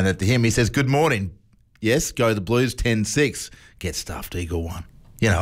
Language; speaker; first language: English; native; English